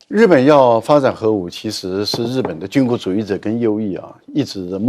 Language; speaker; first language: Chinese; native; Chinese